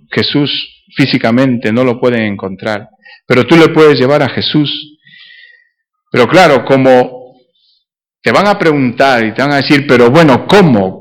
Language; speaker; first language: Spanish; native; Spanish